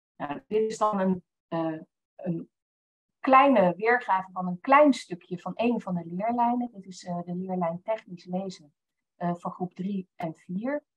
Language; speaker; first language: Dutch; native; Dutch